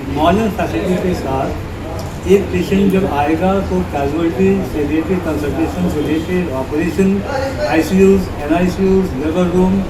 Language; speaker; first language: Hindi; non-native, local second language; Marathi